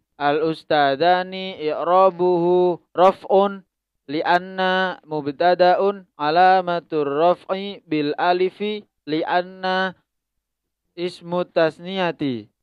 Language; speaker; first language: Arabic; non-native, learner; Indonesian